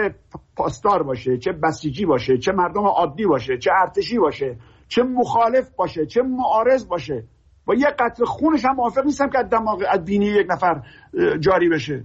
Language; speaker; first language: Persian; native; Persian